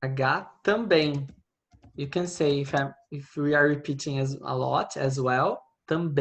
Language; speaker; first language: English; non-native, fluent; Portuguese